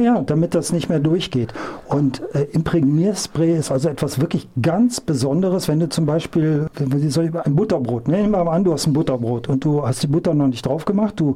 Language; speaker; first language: German; native; German